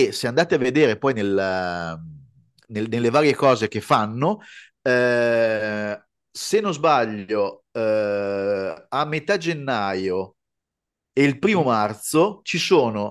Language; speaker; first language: Italian; native; Italian